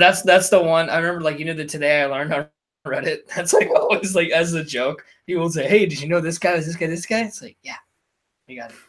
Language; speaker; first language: English; native; English